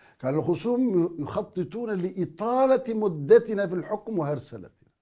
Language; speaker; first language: Arabic; native; Arabic